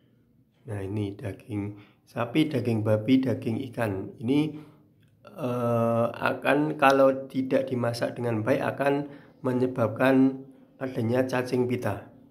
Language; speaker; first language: Indonesian; native; Indonesian